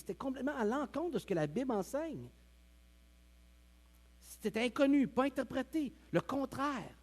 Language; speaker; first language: French; native; French